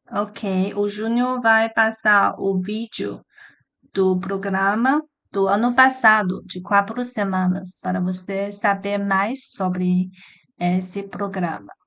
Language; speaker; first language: Portuguese; non-native, learner; Chinese